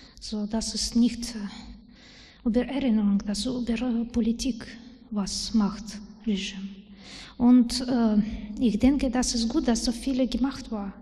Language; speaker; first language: German; non-native, learner; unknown